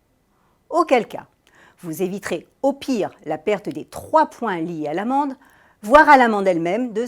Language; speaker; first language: French; native; French